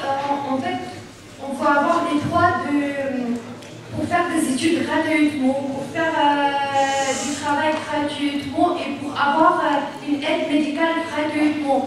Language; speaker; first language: French; non-native, learner; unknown